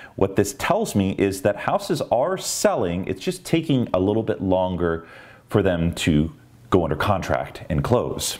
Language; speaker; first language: English; native; English